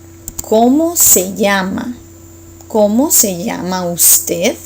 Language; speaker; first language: Spanish; non-native, fluent; English